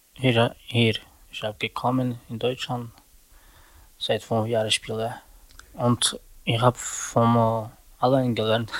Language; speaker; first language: German; non-native, learner; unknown